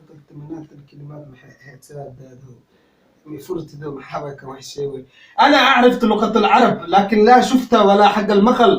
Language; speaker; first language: Arabic; non-native, learner; Somali